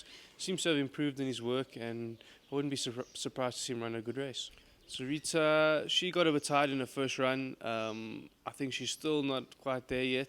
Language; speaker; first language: English; native; English